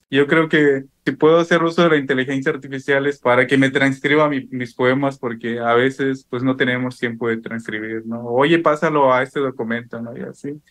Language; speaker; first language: Spanish; non-native, local second language; Zapotec